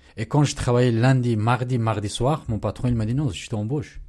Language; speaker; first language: French; non-native, learner; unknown